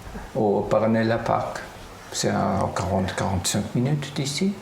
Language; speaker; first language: French; non-native, fluent; German